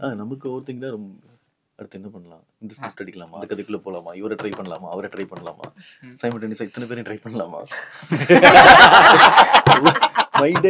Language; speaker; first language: Tamil; native; Tamil